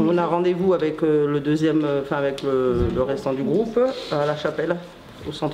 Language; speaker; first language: French; native; French